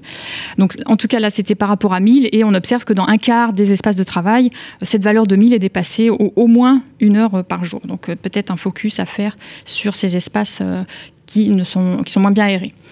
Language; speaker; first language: French; native; French